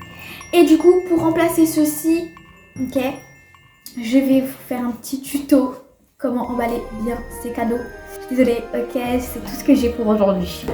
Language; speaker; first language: French; native; French